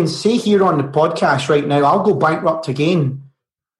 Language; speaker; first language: English; native; English